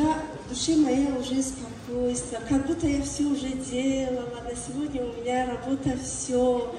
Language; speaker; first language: Russian; non-native, learner; Tajik